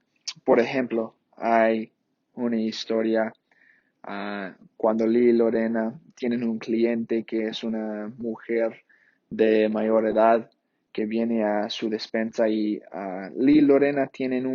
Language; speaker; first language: Spanish; non-native, fluent; English